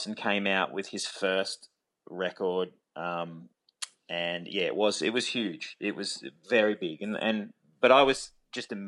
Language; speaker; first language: English; native; English